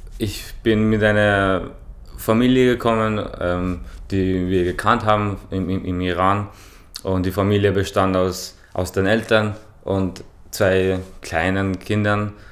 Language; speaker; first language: German; non-native, fluent; Persian